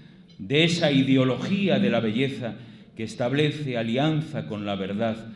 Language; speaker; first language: Spanish; native; Spanish